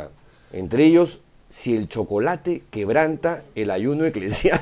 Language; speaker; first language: Spanish; native; Spanish